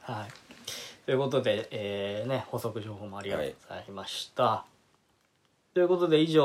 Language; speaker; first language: Japanese; native; Japanese